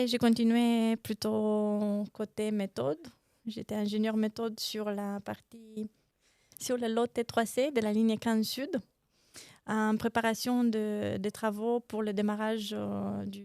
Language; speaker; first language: French; non-native, fluent; Romanian